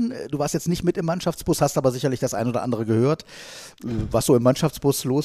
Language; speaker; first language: German; native; German